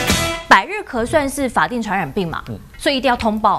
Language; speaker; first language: Chinese; native; Chinese